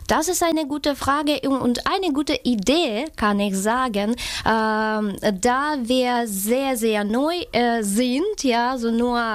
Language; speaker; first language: German; non-native, fluent; Ukrainian